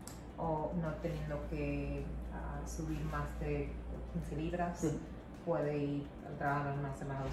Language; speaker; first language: Spanish; non-native, local second language; English